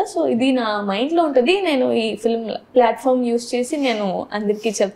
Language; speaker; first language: Telugu; non-native, learner; Tamil